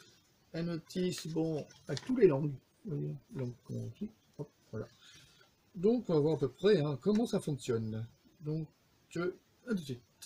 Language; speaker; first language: French; native; French